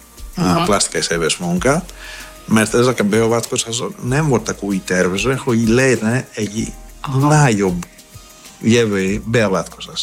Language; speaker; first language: Hungarian; non-native, fluent; Greek